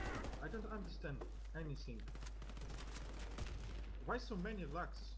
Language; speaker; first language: English; non-native, learner; Russian